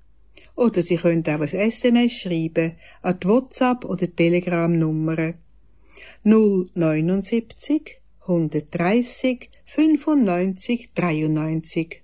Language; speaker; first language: German; native; German